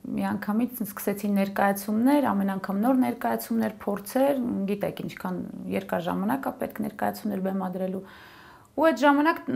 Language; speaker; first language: Armenian; early bilingual, heritage; Armenian